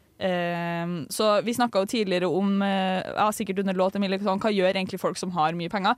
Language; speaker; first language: Norwegian; native; Norwegian